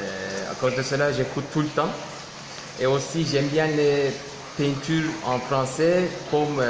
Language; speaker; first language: French; non-native, local second language; Turkish